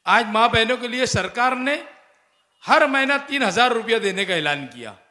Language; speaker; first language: Hindi; non-native, local second language; Urdu